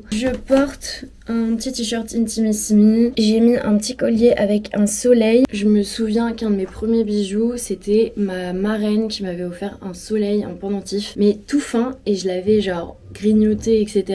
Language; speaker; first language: French; native; French